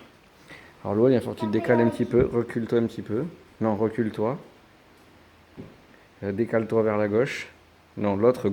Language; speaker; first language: French; native; French